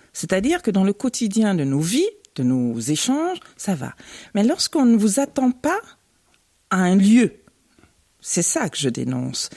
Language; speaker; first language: French; early bilingual, other home language; Bambara